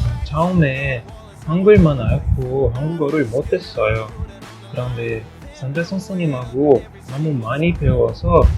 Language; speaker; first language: Korean; non-native, learner; Portuguese